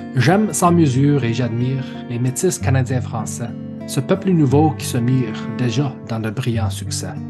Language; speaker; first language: French; native; French